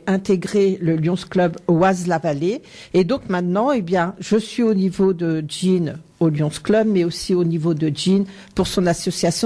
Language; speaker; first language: French; native; French